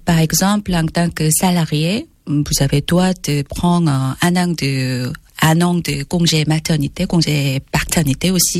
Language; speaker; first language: French; non-native, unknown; Korean